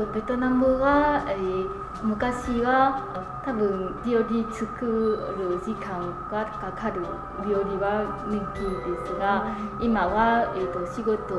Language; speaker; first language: Japanese; non-native, learner; Vietnamese